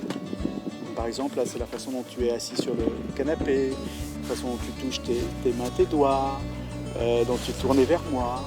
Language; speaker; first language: French; native; French